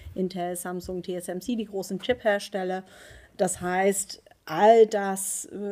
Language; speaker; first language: German; non-native, fluent; Dutch